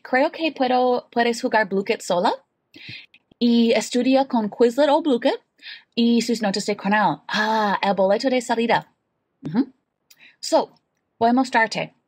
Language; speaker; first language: Spanish; non-native, fluent; English